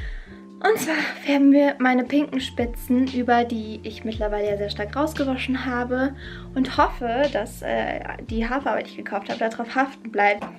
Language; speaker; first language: German; native; German